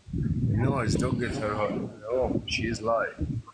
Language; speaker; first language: English; non-native, learner; Arabic